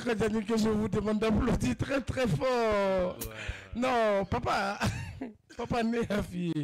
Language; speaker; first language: French; non-native, local second language; Bambara